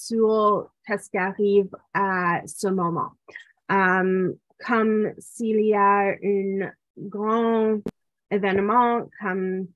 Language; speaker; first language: French; non-native, local second language; English